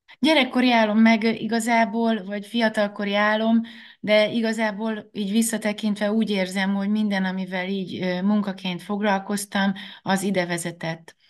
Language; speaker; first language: Hungarian; native; Hungarian